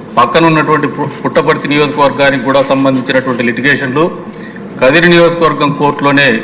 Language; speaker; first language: Telugu; native; Telugu